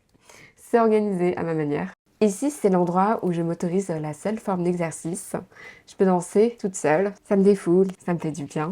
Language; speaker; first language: French; native; French